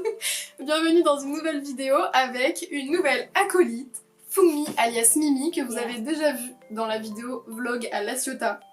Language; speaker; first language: French; native; French